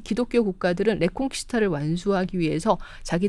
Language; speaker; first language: Korean; native; Korean